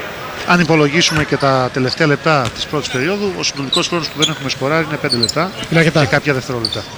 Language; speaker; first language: Greek; native; Greek